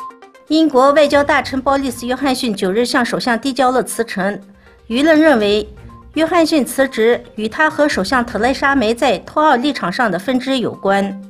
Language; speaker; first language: Chinese; non-native, local second language; Uyghur